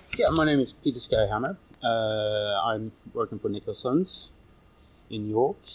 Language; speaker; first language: English; non-native, fluent; Swedish